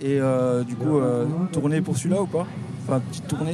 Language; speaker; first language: French; native; French